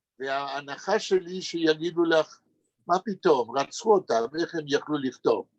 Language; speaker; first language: Hebrew; native; Hebrew